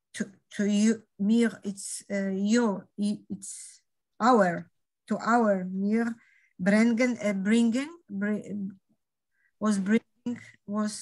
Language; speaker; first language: English; non-native, learner; Polish